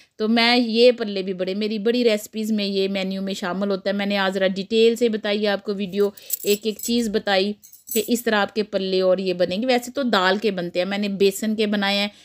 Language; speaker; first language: Urdu; non-native, local second language; Punjabi